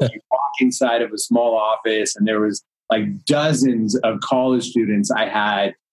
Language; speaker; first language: English; early bilingual, other home language; Hindi